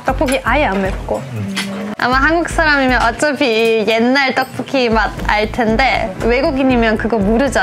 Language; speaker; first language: Korean; non-native, fluent; German